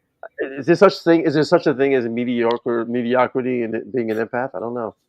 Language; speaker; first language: English; native; English